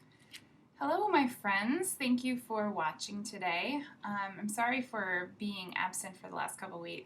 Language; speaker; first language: English; native; English